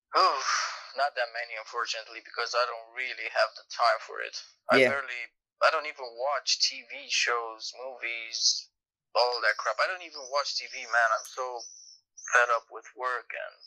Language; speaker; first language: English; non-native, fluent; Romanian